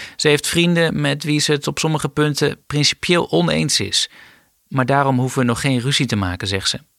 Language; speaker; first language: Dutch; native; Dutch